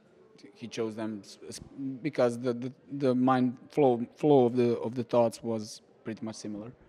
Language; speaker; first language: English; non-native, learner; Croatian